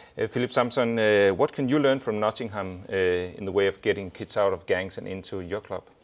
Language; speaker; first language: English; non-native, fluent; Danish